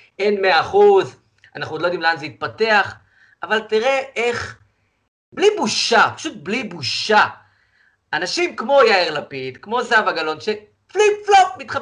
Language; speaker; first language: Hebrew; native; Hebrew